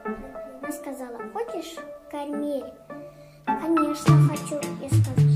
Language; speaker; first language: Russian; non-native, local second language; Kyrgyz